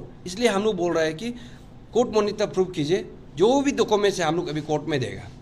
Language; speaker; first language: Hindi; non-native, local second language; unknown